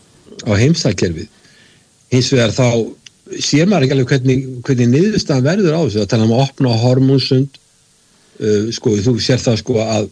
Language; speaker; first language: Icelandic; native; Icelandic